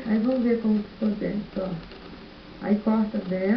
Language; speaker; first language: Portuguese; native; Portuguese